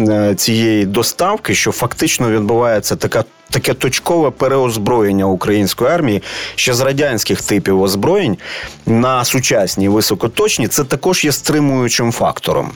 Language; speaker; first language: Ukrainian; native; Ukrainian